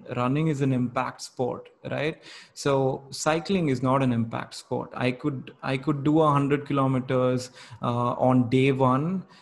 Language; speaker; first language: English; non-native, local second language; Kannada